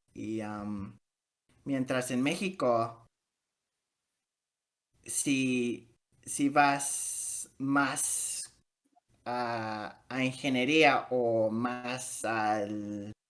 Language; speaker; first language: Spanish; early bilingual, heritage; Spanish